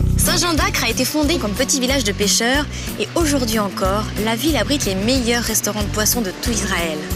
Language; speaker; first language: French; native; French